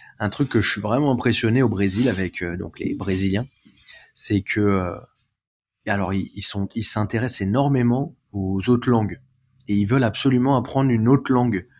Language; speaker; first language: French; native; French